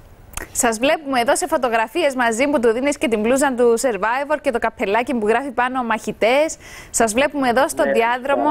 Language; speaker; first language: Greek; native; Greek